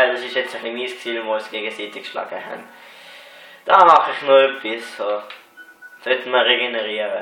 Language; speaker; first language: German; native; German